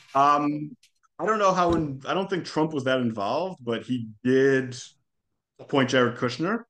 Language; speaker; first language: English; non-native, fluent; Hebrew